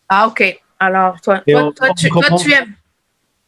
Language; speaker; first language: French; native; French